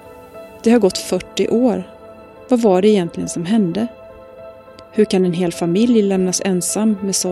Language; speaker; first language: Swedish; native; Swedish